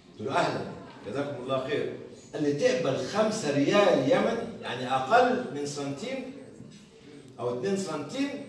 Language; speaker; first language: Arabic; native; Arabic